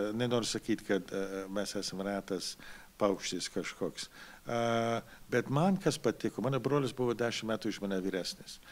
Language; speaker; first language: Lithuanian; early bilingual, heritage; Lithuanian